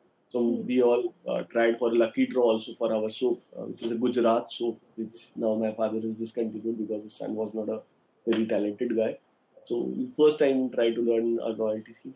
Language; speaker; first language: English; non-native, local second language; Hindi